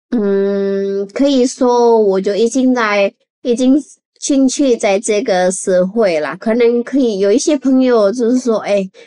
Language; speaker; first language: Chinese; non-native, fluent; Javanese